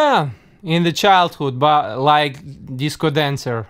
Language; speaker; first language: English; non-native, learner; Russian